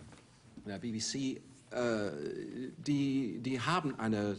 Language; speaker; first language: German; non-native, fluent; English